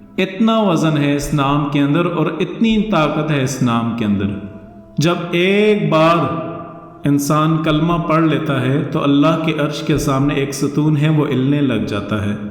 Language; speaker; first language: Urdu; non-native, local second language; Northern Hindko